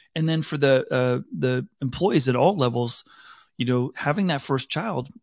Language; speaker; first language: English; native; English